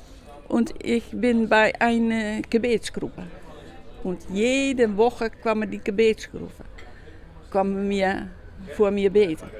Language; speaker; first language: German; non-native, learner; Dutch